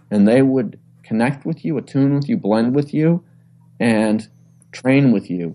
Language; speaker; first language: English; native; English